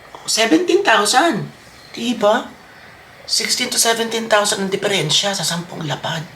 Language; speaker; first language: Filipino; native; Filipino